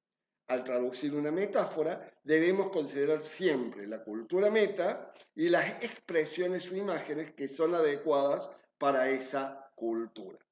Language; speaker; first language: Spanish; native; Spanish